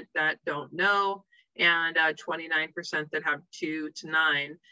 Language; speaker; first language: English; native; English